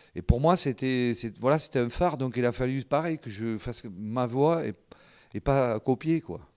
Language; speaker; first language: French; non-native, local second language; Occitan